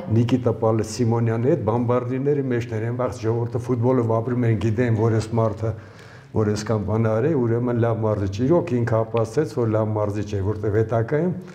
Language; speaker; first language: Armenian; early bilingual, other home language; Ukrainian